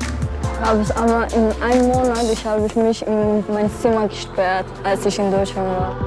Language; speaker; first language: German; non-native, learner; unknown